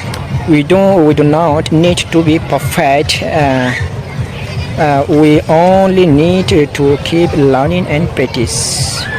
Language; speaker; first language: English; non-native, learner; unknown